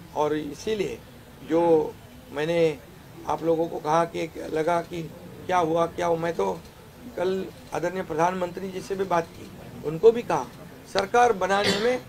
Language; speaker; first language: Hindi; non-native, local second language; Marathi